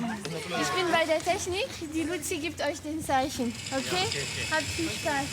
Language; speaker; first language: German; non-native, fluent; French